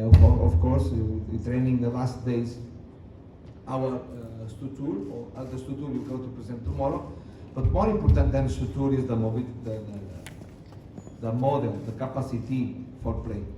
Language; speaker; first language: English; non-native, learner; Portuguese